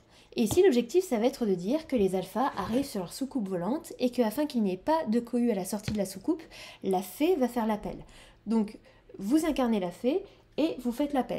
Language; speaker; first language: French; native; French